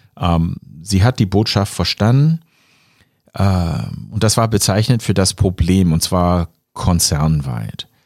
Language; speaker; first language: German; non-native, fluent; English